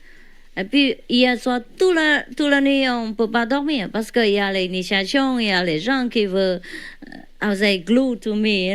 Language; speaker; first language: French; non-native, learner; Vietnamese